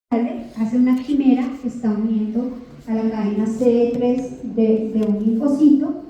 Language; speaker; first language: Spanish; native; Spanish